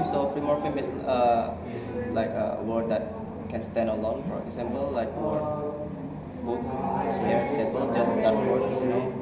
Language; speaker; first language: English; non-native, learner; Indonesian